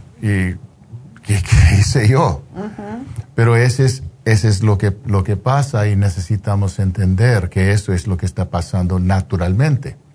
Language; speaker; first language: Spanish; non-native, fluent; English